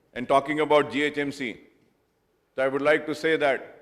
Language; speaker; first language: English; non-native, local second language; Urdu